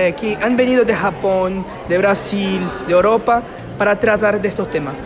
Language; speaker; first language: Spanish; non-native, fluent; Portuguese